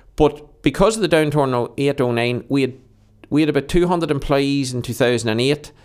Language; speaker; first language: English; native; English